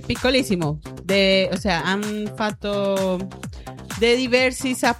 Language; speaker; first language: Italian; non-native, learner; Spanish